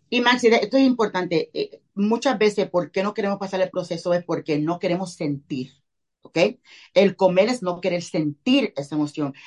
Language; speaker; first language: Spanish; early bilingual, heritage; Spanish